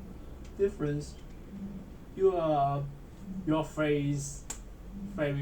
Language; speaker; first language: English; non-native, learner; Chinese